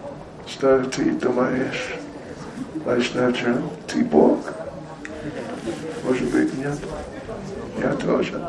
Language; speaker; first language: Russian; non-native, learner; English